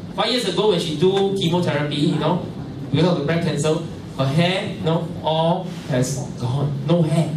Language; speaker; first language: English; non-native, local second language; Chinese